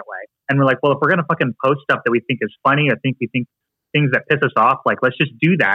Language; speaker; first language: English; native; English